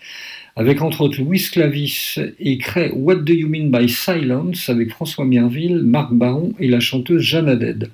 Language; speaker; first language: French; native; French